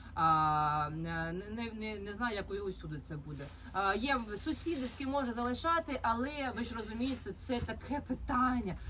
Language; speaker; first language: Ukrainian; native; Ukrainian